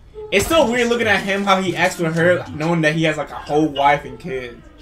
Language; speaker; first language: English; early bilingual, other home language; Spanish